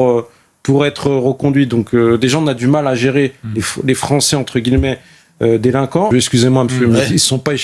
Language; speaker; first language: French; native; French